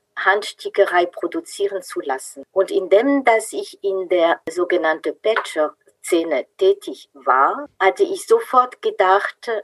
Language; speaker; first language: German; non-native, fluent; French